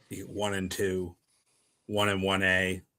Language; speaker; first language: English; native; English